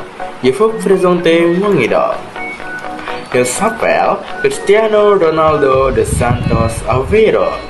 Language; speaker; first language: French; non-native, learner; Indonesian